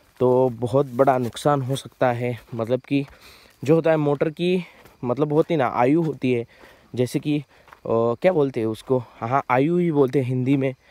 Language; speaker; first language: Hindi; non-native, local second language; Marathi